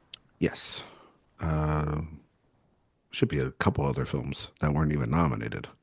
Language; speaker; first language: English; native; English